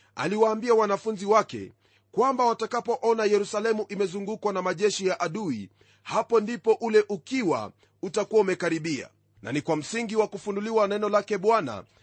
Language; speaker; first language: Swahili; non-native, local second language; Luyia